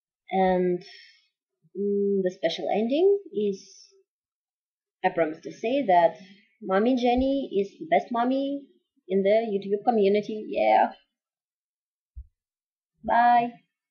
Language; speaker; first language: English; non-native, fluent; Russian